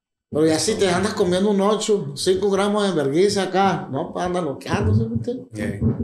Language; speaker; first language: Spanish; early bilingual, other home language; English